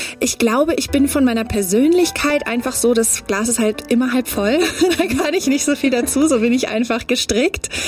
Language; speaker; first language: German; early bilingual, other home language; English